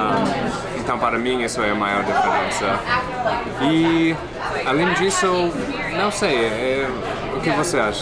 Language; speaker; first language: Portuguese; non-native, fluent; English